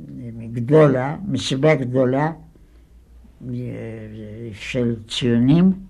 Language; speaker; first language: Hebrew; non-native, fluent; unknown